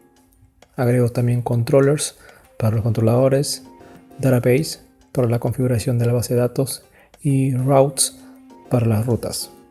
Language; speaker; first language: Spanish; native; Spanish